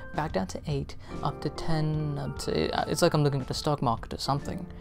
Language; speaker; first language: English; early bilingual, other home language; Spanish